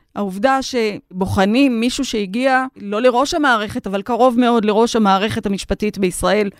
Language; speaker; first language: Hebrew; native; Hebrew